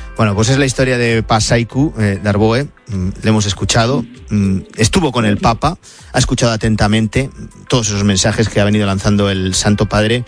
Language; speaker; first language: Spanish; native; Spanish